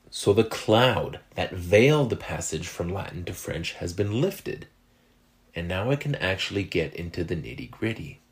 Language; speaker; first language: English; non-native, fluent; French